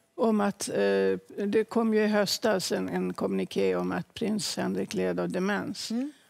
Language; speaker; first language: Swedish; native; Swedish